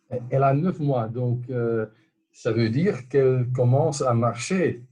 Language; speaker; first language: French; non-native, local second language; Dutch